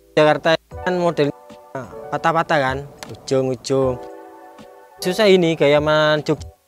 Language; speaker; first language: Indonesian; native; Indonesian